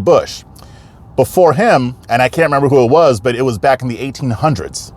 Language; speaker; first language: English; native; English